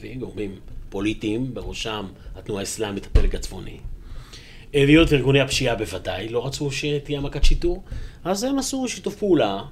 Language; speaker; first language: Hebrew; native; Hebrew